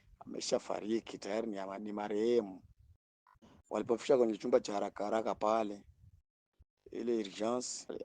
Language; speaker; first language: Swahili; native; Swahili